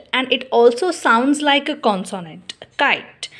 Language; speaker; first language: English; non-native, local second language; Hindi